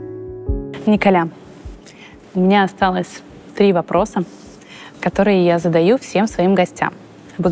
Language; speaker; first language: Russian; native; Russian